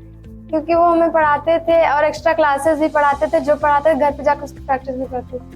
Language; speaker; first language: Hindi; native; Hindi